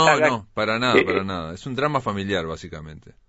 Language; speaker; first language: Spanish; native; Spanish